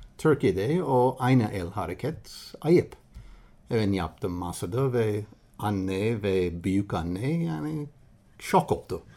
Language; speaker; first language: Turkish; non-native, learner; English